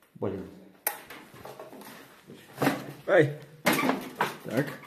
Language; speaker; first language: Russian; native; Russian